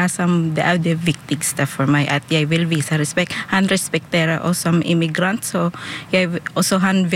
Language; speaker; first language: Norwegian; non-native, learner; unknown